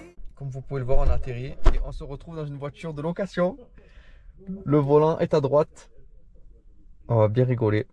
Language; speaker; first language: French; native; French